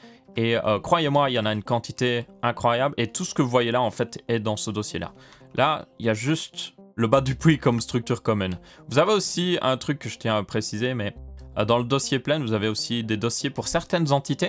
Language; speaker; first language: French; native; French